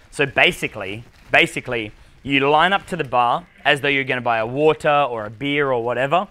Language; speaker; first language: English; native; English